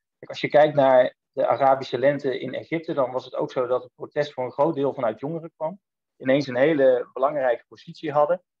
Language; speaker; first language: Dutch; native; Dutch